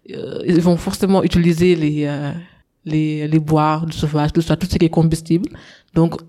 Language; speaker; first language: French; non-native, local second language; Wolof